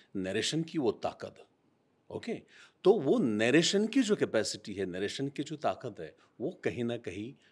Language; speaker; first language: Hindi; non-native, local second language; Marathi